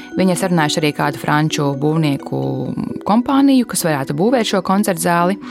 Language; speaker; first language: Latvian; native; Latvian